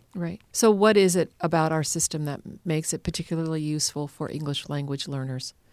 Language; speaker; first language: English; native; English